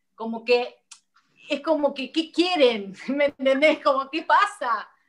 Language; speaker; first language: Spanish; native; Spanish